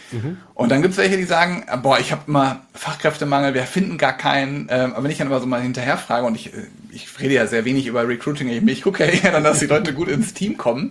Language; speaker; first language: German; native; German